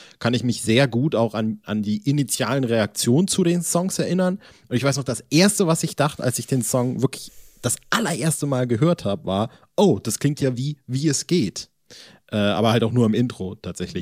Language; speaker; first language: German; native; German